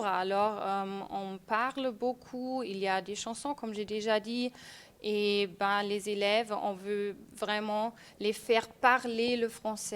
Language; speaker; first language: French; non-native, fluent; German